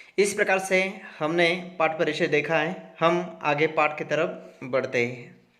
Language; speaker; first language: Hindi; non-native, local second language; Marathi